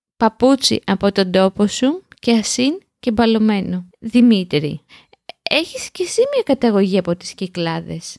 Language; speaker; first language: Greek; native; Greek